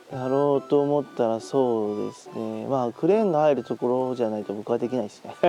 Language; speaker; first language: Japanese; native; Japanese